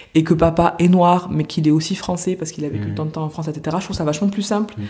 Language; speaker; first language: French; native; French